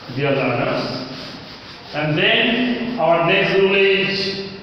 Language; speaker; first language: English; non-native, local second language; Bangla